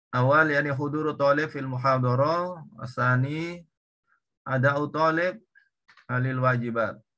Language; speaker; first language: Arabic; non-native, learner; Indonesian